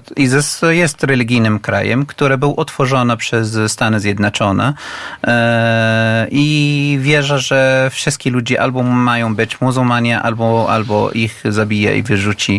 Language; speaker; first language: Polish; non-native, fluent; Arabic